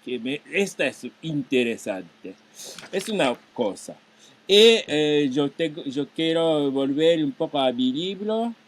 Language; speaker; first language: Spanish; non-native, fluent; Japanese